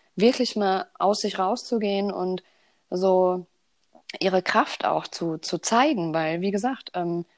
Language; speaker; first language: German; native; German